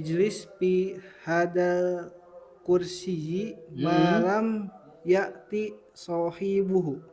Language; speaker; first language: Arabic; non-native, learner; Indonesian